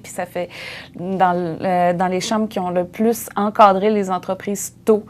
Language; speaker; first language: French; native; French